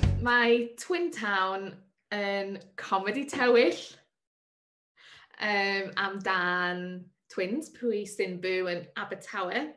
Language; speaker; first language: Welsh; non-native, learner; English